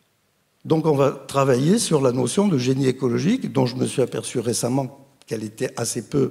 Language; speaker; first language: French; native; French